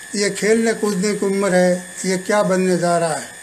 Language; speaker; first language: Hindi; native; Hindi